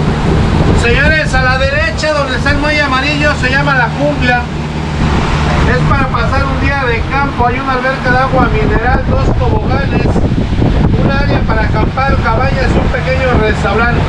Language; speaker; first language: Spanish; native; Spanish